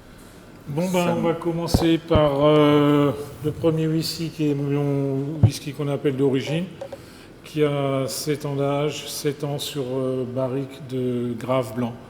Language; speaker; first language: French; native; French